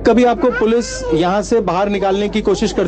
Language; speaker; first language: Hindi; native; Hindi